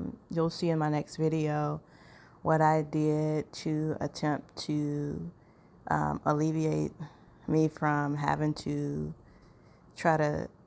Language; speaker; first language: English; native; English